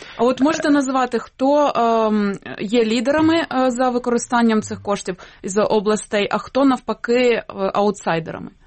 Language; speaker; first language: Ukrainian; native; Ukrainian